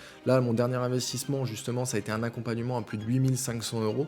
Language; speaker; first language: French; native; French